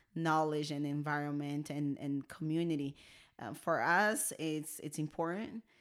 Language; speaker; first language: English; non-native, fluent; Portuguese